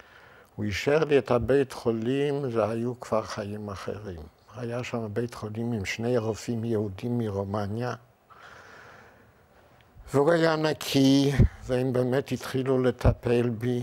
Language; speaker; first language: Hebrew; non-native, fluent; Yiddish